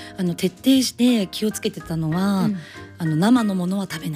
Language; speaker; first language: Japanese; native; Japanese